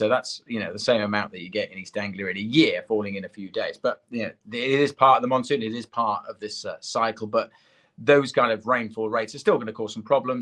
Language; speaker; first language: English; native; English